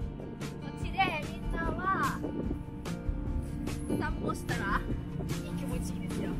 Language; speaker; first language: Japanese; non-native, fluent; Vietnamese